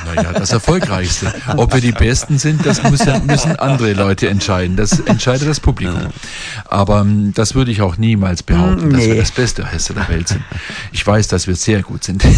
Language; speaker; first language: German; native; German